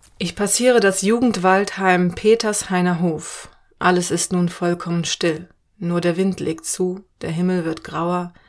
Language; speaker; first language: German; native; German